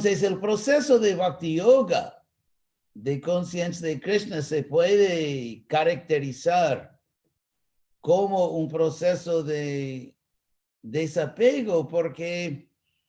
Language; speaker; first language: Spanish; non-native, fluent; English